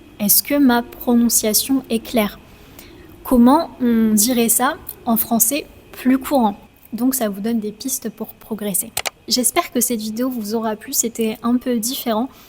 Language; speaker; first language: French; native; French